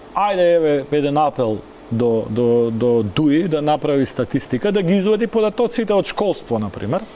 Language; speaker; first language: Macedonian; native; Macedonian